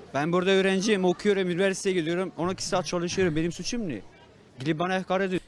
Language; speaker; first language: Turkish; non-native, fluent; Persian